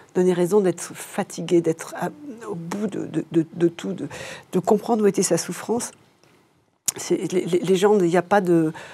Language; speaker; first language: French; native; French